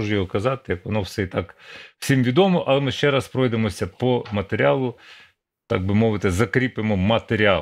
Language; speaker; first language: Ukrainian; native; Ukrainian